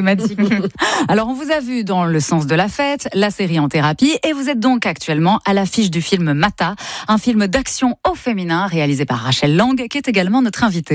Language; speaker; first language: French; native; French